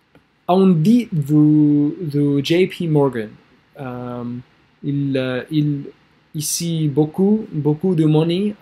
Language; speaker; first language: French; non-native, learner; English